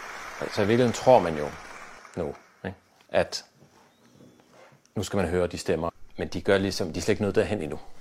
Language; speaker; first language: Danish; native; Danish